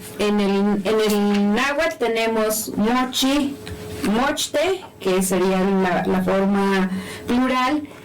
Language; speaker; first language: Spanish; non-native, local second language; Nahuatl languages